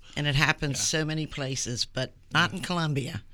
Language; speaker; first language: English; native; English